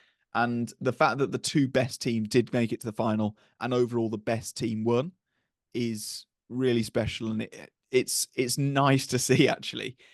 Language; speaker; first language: English; native; English